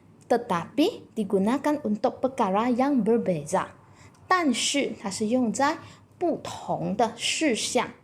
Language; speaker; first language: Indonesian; non-native, local second language; Chinese